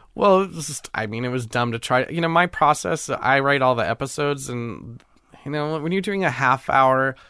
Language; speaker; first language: English; native; English